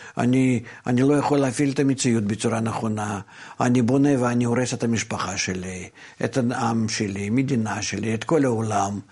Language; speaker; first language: Hebrew; non-native, fluent; Russian